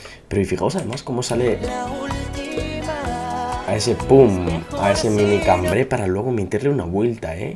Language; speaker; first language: Spanish; native; Spanish